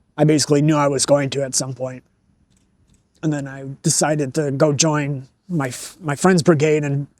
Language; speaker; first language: English; native; English